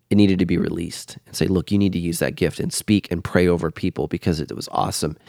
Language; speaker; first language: English; native; English